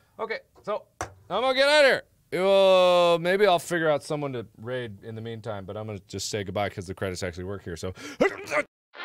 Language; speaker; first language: English; native; English